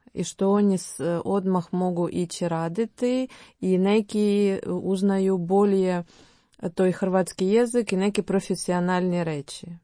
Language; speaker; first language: Croatian; non-native, learner; Ukrainian